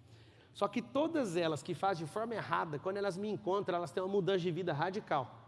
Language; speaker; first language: Portuguese; native; Portuguese